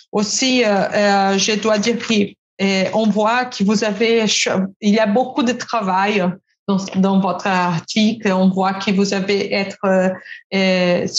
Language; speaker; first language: French; non-native, fluent; Portuguese